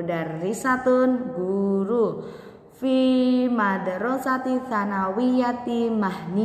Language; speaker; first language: Arabic; non-native, fluent; Indonesian